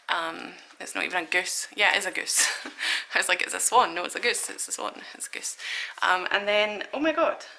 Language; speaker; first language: English; native; English